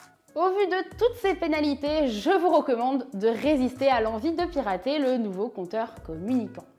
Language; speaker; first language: French; native; French